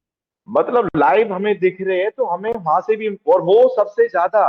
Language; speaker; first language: Hindi; native; Hindi